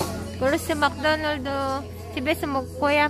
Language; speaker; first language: Korean; non-native, learner; Filipino